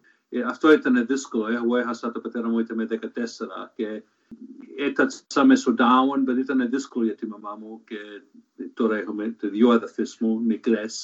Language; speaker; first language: Greek; early bilingual, heritage; Greek